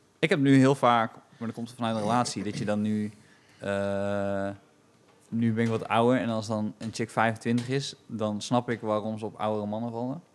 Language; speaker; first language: Dutch; native; Dutch